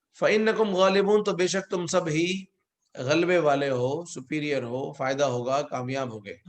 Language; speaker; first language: Urdu; native; Urdu